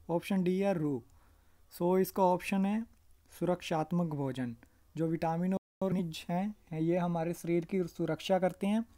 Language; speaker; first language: Hindi; non-native, local second language; Punjabi